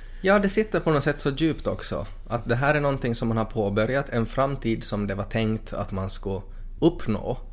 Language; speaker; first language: Swedish; native; Swedish